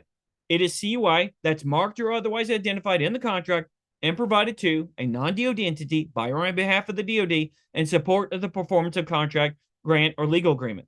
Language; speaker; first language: English; native; English